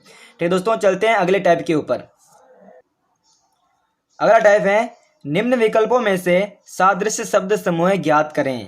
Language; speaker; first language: Hindi; native; Hindi